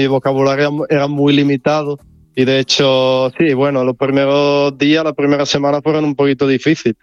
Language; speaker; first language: Spanish; non-native, fluent; Italian